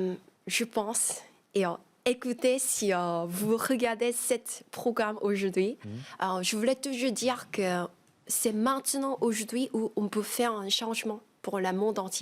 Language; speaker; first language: French; non-native, fluent; Korean